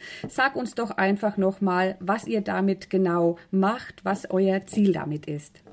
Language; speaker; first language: German; native; German